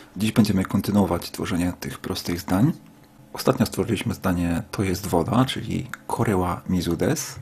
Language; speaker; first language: Polish; native; Polish